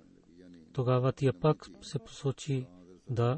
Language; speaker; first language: Bulgarian; non-native, fluent; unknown